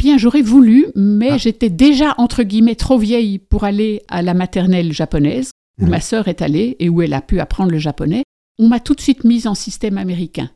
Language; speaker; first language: French; native; French